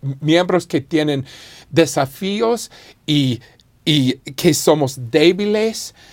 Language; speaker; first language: Spanish; non-native, fluent; English